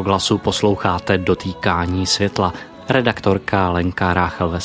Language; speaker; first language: Czech; native; Czech